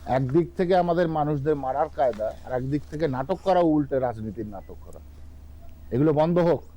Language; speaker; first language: Bangla; native; Bangla